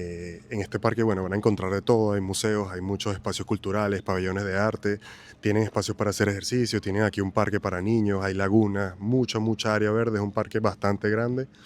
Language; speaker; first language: Spanish; native; Spanish